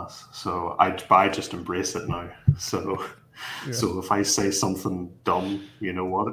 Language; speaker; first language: English; native; English